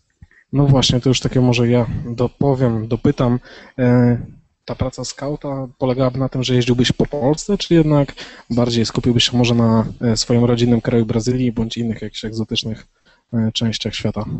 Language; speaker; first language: Polish; native; Polish